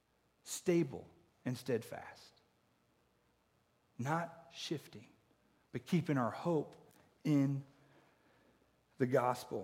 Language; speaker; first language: English; native; English